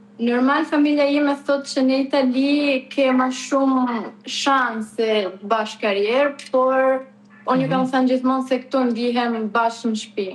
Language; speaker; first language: Albanian; early bilingual, heritage; Albanian